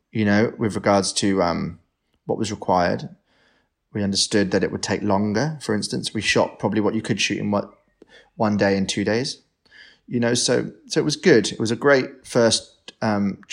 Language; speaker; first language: English; native; English